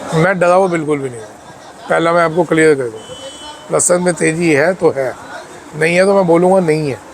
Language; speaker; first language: Hindi; native; Hindi